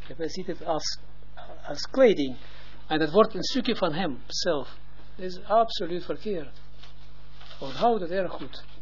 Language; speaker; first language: Dutch; non-native, fluent; Hebrew